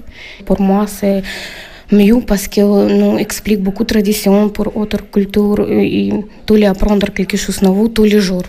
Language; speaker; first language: French; non-native, learner; Ukrainian